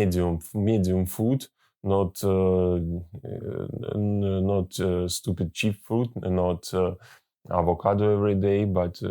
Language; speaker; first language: English; non-native, learner; Russian